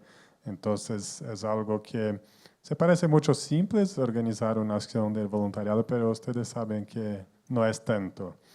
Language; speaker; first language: Spanish; non-native, fluent; Portuguese